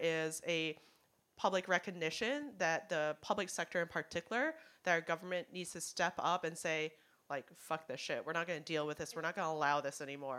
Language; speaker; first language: English; non-native, local second language; Cantonese